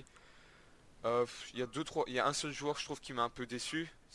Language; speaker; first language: French; native; French